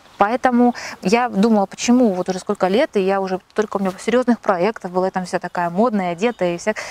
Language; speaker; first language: Russian; native; Russian